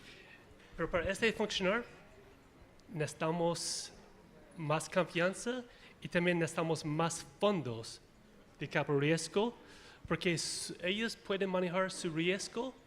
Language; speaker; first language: Spanish; non-native, fluent; English